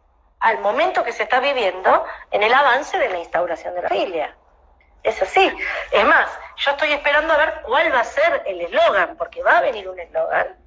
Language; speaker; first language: Spanish; native; Spanish